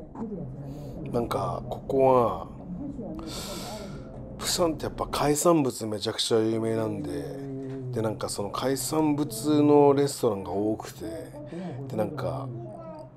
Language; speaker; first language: Japanese; native; Japanese